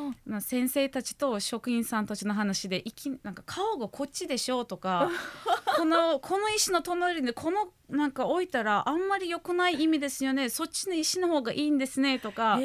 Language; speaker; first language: Japanese; non-native, fluent; Turkish